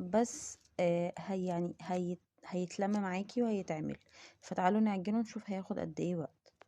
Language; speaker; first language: Arabic; native; Arabic